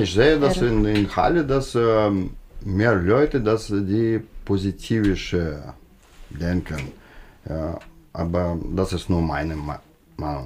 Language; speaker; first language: German; non-native, learner; Russian